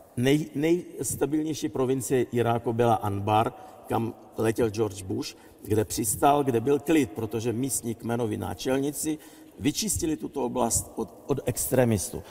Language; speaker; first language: Czech; non-native, fluent; Russian